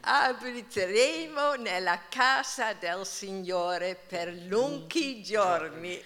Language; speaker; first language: Italian; non-native, fluent; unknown